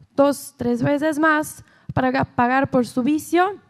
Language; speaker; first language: Spanish; non-native, learner; Portuguese